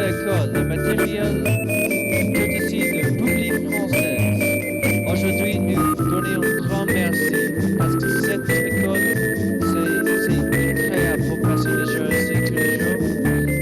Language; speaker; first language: French; non-native, learner; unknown